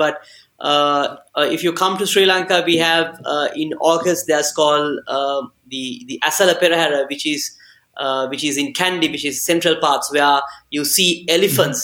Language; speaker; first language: English; non-native, local second language; Sinhala